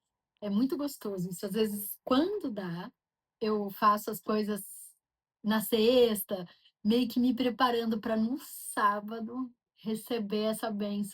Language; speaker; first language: Portuguese; native; Portuguese